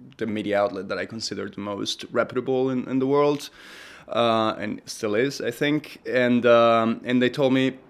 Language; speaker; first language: English; non-native, fluent; Spanish